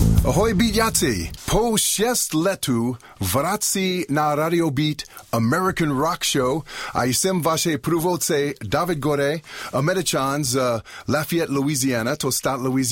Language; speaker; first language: Czech; non-native, learner; English